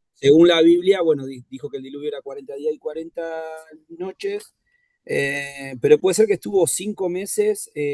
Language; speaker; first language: Spanish; native; Spanish